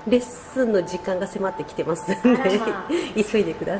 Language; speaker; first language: Japanese; native; Japanese